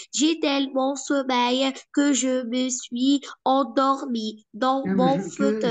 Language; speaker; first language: French; non-native, learner; Arabic